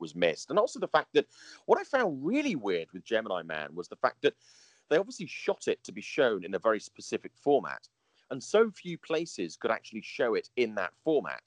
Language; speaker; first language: English; native; English